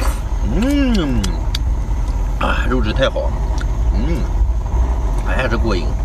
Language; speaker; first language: Chinese; native; Chinese